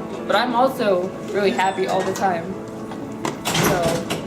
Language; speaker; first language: English; native; English